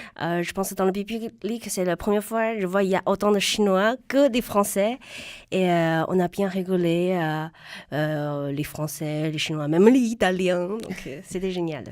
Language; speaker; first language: French; non-native, fluent; Chinese